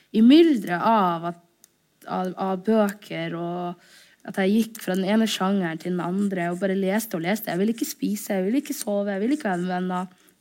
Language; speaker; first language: Norwegian; early bilingual, other home language; Somali